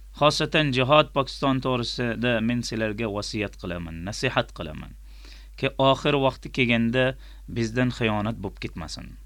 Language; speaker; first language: Uzbek; native; Uzbek